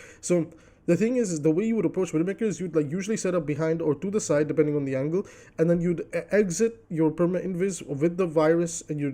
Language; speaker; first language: English; native; English